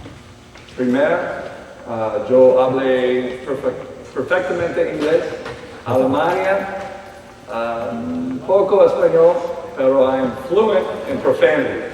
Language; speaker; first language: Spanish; non-native, learner; English